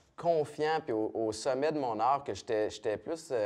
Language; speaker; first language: French; native; French